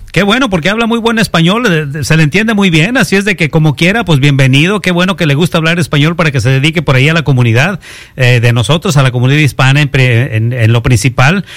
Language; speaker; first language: Spanish; native; Spanish